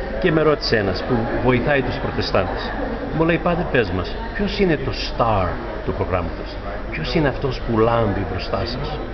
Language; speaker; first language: Greek; early bilingual, heritage; Greek